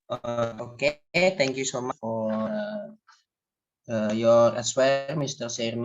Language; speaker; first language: English; non-native, learner; Indonesian